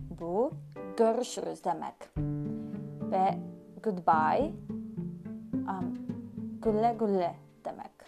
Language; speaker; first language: Turkish; non-native, learner; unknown